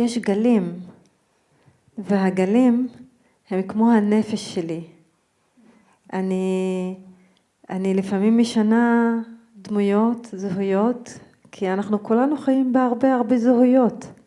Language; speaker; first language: Hebrew; non-native, local second language; Arabic